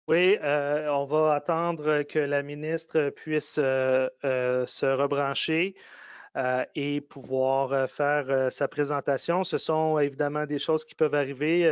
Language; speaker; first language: French; native; French